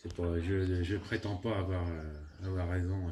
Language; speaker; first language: French; native; French